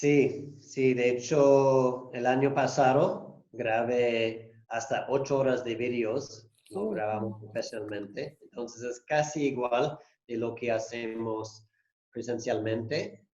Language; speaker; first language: Spanish; non-native, fluent; English